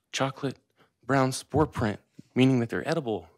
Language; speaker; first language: English; early bilingual, other home language; Spanish